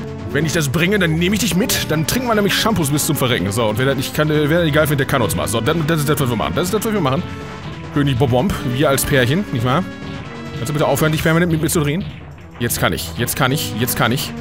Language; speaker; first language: German; native; German